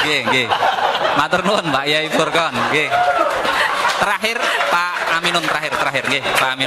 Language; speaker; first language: Indonesian; non-native, local second language; Javanese